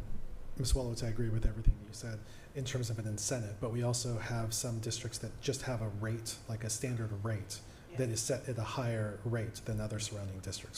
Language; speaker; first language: English; native; English